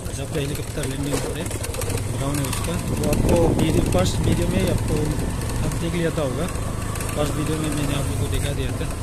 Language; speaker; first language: Hindi; non-native, local second language; Adi